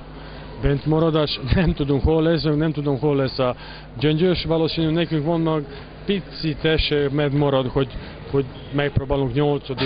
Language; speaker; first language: Hungarian; non-native, learner; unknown